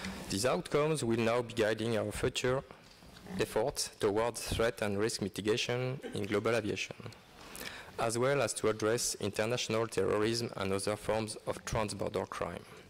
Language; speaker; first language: English; non-native, fluent; French